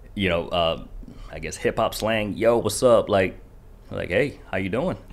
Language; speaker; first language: English; early bilingual, other home language; Kinyarwanda